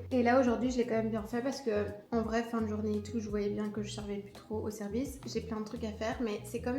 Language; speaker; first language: French; native; French